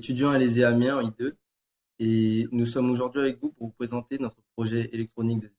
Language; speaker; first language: French; native; French